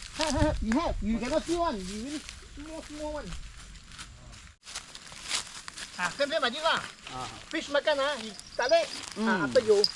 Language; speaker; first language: English; non-native, local second language; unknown